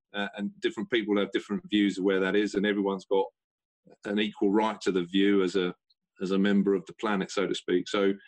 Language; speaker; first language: English; native; English